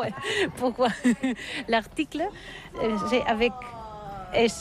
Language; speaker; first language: French; non-native, learner; Catalan